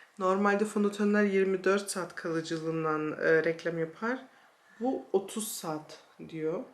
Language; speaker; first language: Turkish; early bilingual, heritage; Turkish